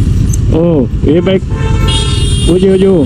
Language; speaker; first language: Hindi; non-native, learner; Bangla